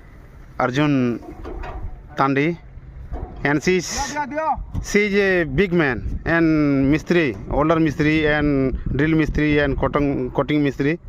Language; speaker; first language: English; non-native, learner; Odia